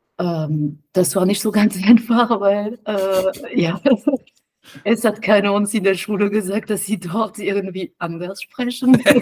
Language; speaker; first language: German; non-native, fluent; French